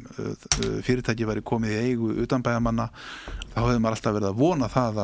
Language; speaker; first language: Icelandic; native; Icelandic